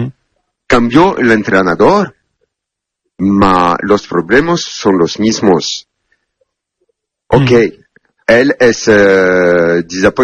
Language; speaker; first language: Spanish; non-native, learner; Italian